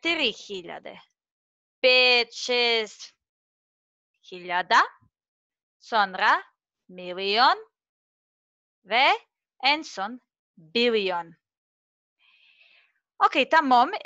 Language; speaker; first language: Turkish; non-native, learner; Serbian